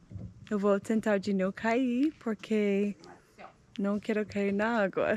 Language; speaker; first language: Portuguese; non-native, learner; English